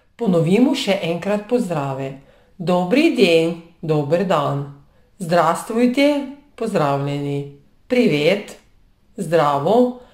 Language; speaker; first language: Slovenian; non-native, fluent; Russian